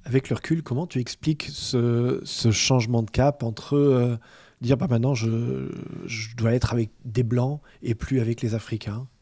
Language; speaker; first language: French; native; French